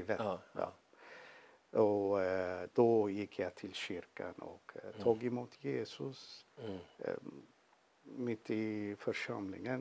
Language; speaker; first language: Swedish; non-native, fluent; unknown